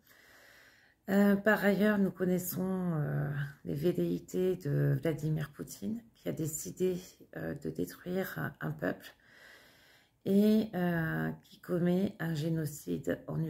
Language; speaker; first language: French; native; French